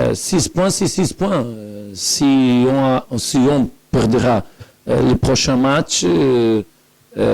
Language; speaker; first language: French; non-native, learner; Portuguese